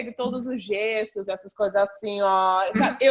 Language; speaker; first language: Portuguese; non-native, fluent; English